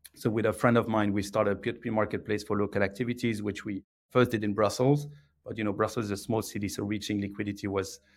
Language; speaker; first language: English; non-native, fluent; French